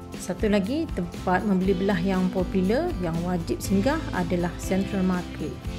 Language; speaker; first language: Malay; native; Malay